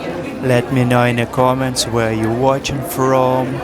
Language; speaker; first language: English; non-native, fluent; Russian